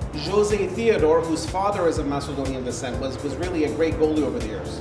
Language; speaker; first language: English; early bilingual, other home language; Macedonian